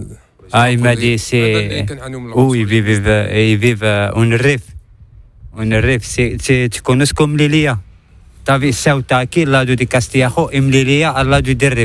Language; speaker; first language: Spanish; non-native, learner; Arabic